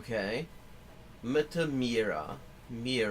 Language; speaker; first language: Albanian; non-native, learner; English